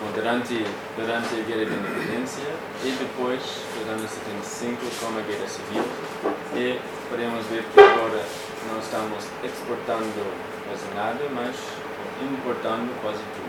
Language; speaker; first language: Portuguese; non-native, fluent; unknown